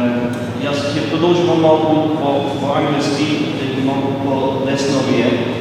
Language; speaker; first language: Macedonian; non-native, learner; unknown